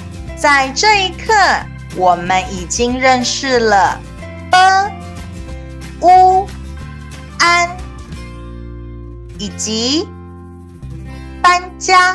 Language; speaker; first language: Chinese; native; Chinese